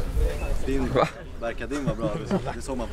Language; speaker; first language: Swedish; native; Swedish